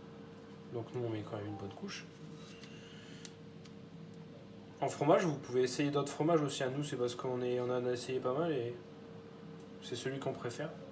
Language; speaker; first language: French; native; French